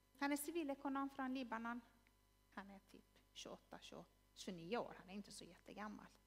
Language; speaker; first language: Swedish; non-native, fluent; Persian